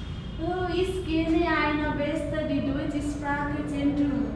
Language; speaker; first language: German; non-native, learner; Nepali